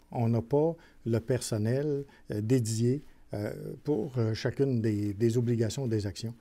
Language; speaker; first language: French; native; French